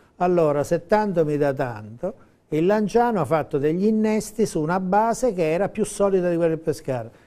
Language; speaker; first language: Italian; native; Italian